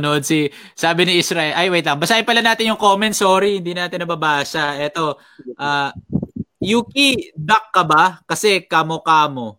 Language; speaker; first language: Filipino; native; Filipino